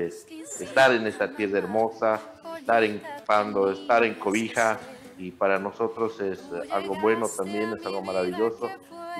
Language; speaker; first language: Spanish; native; Spanish